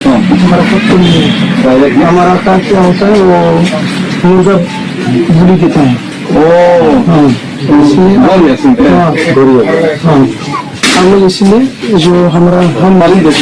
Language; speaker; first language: Hindi; non-native, local second language; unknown